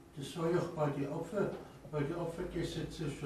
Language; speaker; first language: German; native; German